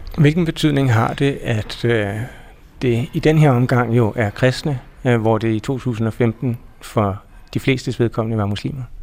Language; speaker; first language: Danish; native; Danish